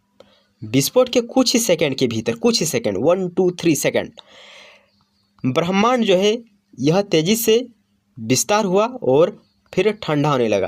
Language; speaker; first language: Hindi; native; Hindi